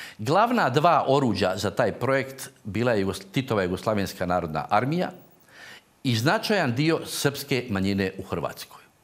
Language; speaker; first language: Croatian; native; Croatian